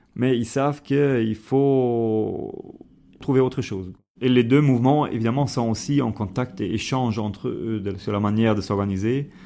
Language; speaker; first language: French; non-native, fluent; German